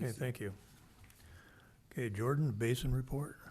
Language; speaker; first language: English; native; English